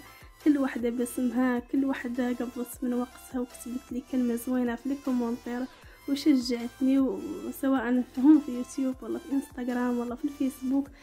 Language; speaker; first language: Arabic; native; Arabic